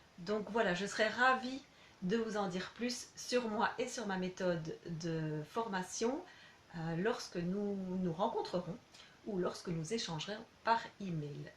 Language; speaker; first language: French; native; French